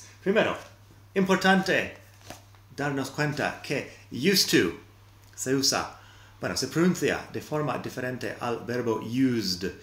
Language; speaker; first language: Spanish; non-native, fluent; English